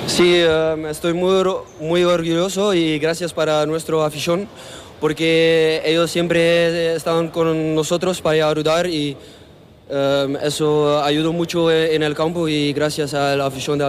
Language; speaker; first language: Spanish; non-native, learner; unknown